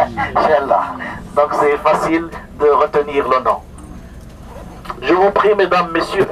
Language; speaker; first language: French; non-native, local second language; Arabic